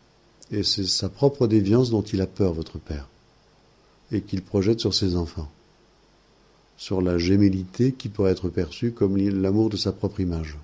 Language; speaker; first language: French; native; French